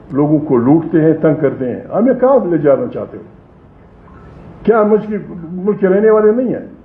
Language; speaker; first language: Urdu; non-native, local second language; Pashto